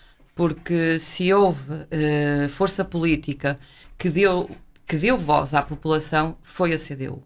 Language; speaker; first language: Portuguese; native; Portuguese